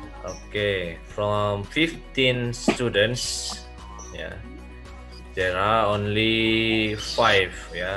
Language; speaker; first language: English; non-native, learner; Indonesian